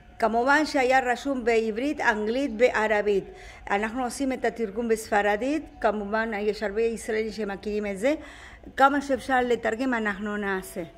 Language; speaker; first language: Hebrew; non-native, learner; Spanish